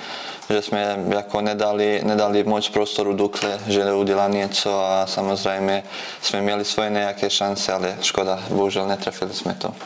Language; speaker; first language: Czech; non-native, fluent; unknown